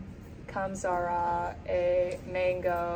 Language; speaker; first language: French; non-native, learner; English